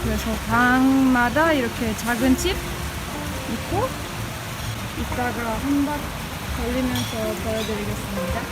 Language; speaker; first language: Korean; non-native, fluent; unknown